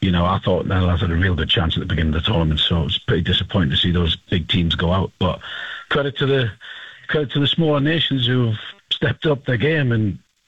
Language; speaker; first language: English; native; English